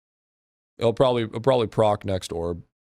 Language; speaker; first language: English; native; English